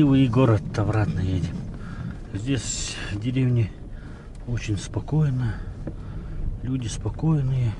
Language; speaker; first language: Russian; non-native, local second language; Yakut